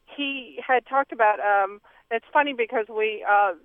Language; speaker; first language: English; non-native, fluent; Polish